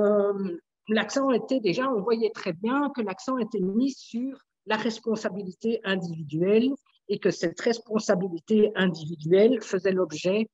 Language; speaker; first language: French; native; French